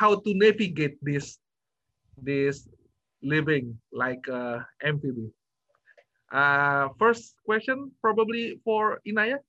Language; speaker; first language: English; non-native, fluent; Indonesian